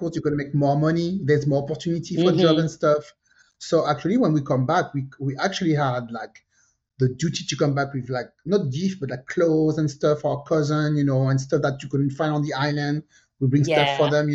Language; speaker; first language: English; non-native, fluent; French